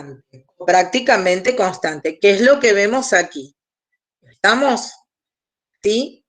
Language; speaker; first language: Spanish; native; Spanish